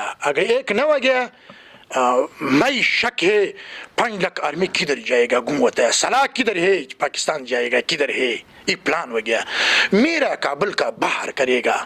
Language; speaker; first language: Hindi; non-native, learner; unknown